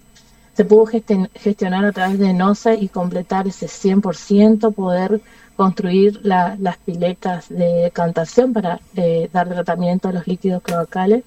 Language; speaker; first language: Spanish; native; Spanish